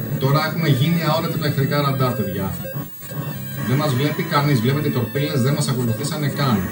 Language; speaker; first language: Greek; early bilingual, other home language; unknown